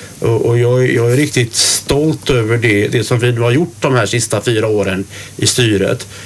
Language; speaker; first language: Swedish; native; Swedish